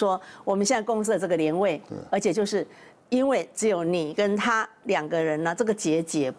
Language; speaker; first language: Chinese; native; Chinese